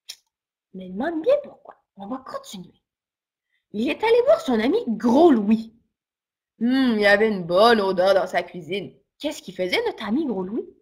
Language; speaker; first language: French; native; French